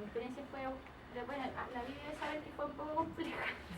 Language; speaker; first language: Spanish; native; Spanish